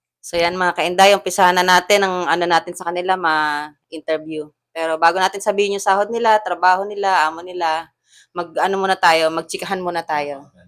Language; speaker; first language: Filipino; native; Filipino